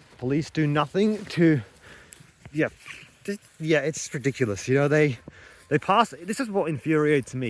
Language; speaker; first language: English; native; English